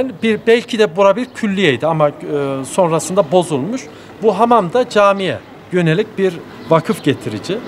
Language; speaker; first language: Turkish; native; Turkish